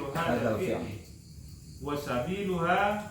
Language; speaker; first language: Arabic; non-native, learner; Indonesian